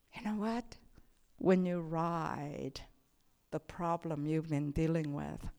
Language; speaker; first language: English; non-native, fluent; Korean